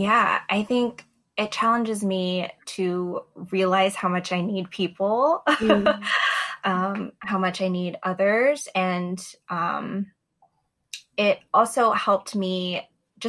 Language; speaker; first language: English; native; English